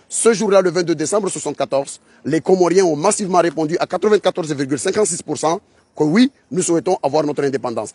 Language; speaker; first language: French; non-native, local second language; Ngazidja Comorian